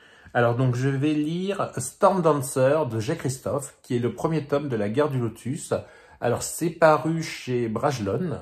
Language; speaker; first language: French; native; French